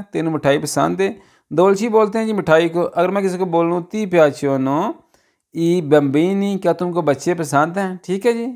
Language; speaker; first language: Urdu; non-native, local second language; Punjabi